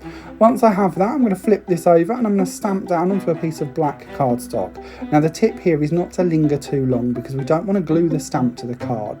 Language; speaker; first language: English; native; English